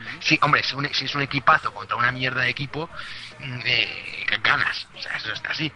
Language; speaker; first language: Spanish; native; Spanish